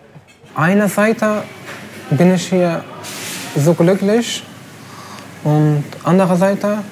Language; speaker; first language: German; non-native, learner; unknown